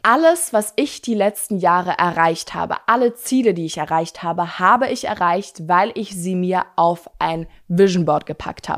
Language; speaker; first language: German; native; German